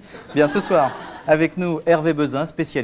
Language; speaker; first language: French; native; French